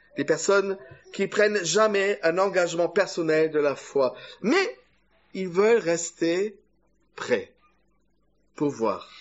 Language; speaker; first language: French; non-native, fluent; German